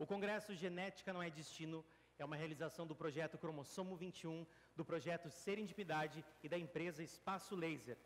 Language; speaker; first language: Portuguese; native; Portuguese